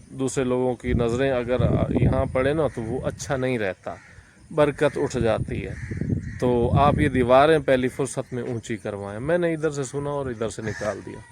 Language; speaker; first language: Urdu; non-native, local second language; Punjabi